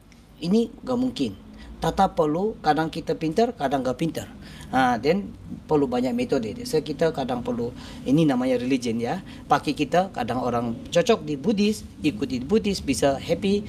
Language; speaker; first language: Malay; non-native, learner; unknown